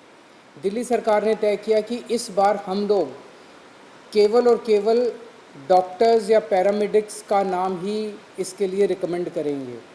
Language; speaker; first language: Hindi; native; Hindi